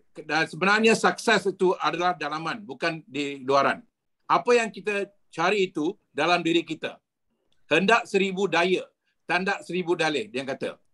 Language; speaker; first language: Malay; non-native, local second language; Tamil